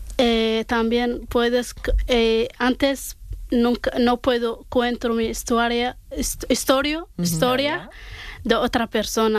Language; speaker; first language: Spanish; non-native, learner; Arabic